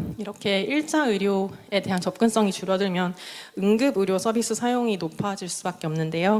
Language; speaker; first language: Korean; native; Korean